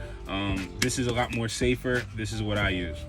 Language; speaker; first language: English; native; English